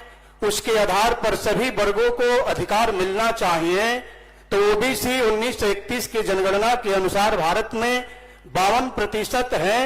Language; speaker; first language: Hindi; native; Hindi